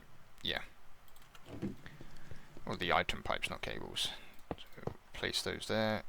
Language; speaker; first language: English; native; English